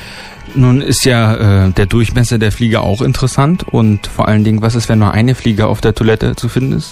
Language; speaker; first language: German; native; German